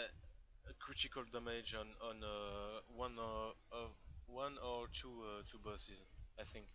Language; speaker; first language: English; non-native, learner; French